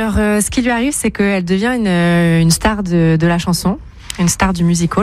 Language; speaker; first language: French; native; French